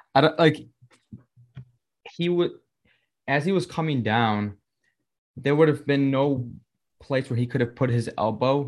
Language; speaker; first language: English; non-native, fluent; Spanish